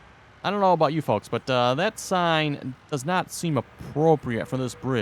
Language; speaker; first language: English; native; English